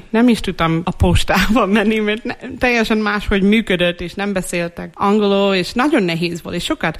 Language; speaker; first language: Hungarian; non-native, fluent; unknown